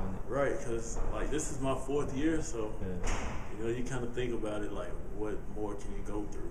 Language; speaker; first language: English; native; English